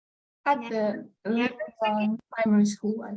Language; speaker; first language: English; non-native, learner; Burmese